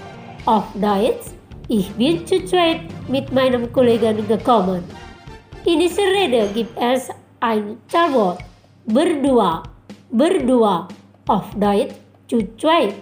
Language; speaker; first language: German; non-native, learner; Indonesian